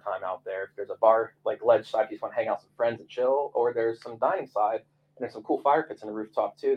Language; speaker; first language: English; native; English